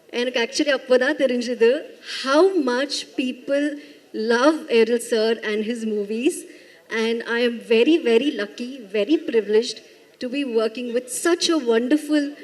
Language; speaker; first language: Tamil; non-native, fluent; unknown